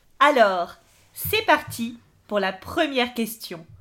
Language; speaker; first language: French; native; French